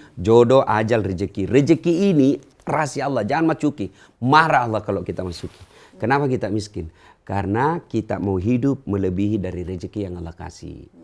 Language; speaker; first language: Indonesian; native; Indonesian